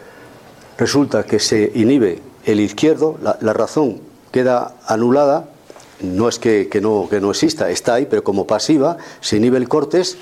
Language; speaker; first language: Spanish; native; Spanish